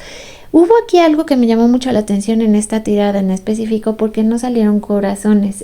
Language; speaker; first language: Spanish; native; Spanish